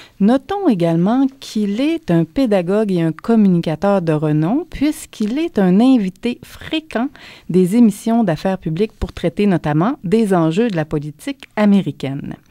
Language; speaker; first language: French; native; French